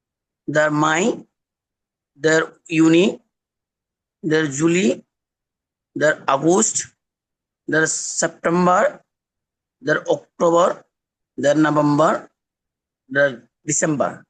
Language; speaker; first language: German; non-native, learner; Bangla